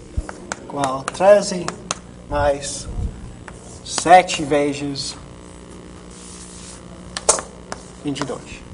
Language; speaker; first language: Portuguese; non-native, fluent; English